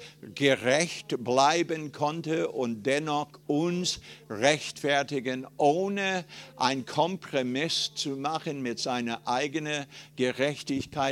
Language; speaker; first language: German; non-native, fluent; English